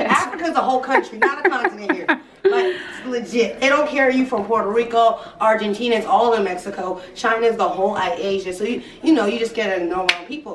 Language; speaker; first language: English; native; English